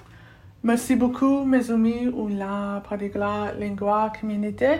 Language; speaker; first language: French; non-native, learner; English